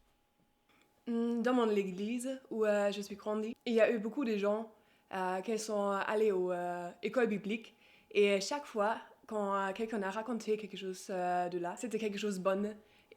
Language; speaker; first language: French; non-native, learner; German